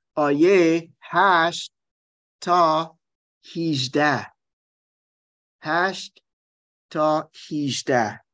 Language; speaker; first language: Persian; non-native, learner; German